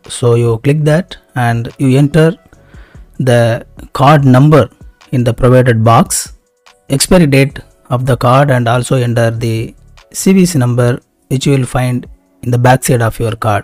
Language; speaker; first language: English; non-native, local second language; Tamil